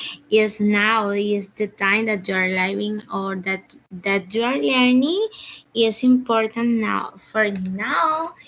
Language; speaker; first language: English; non-native, learner; Spanish